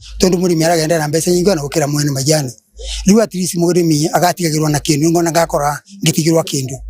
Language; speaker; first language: Kikuyu; non-native, local second language; Embu